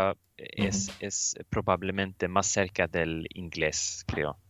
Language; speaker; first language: Spanish; non-native, learner; Swedish